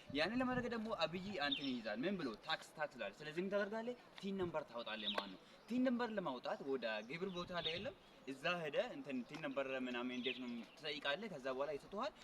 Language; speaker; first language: Amharic; native; Amharic